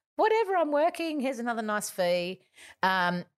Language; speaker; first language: English; native; English